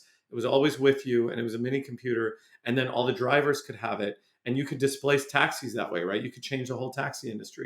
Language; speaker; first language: English; native; English